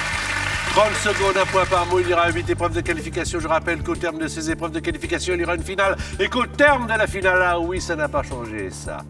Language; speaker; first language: French; native; French